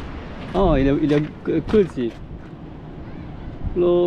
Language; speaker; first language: English; non-native, learner; Chinese